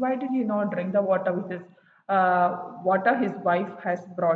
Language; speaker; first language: English; non-native, local second language; Malayalam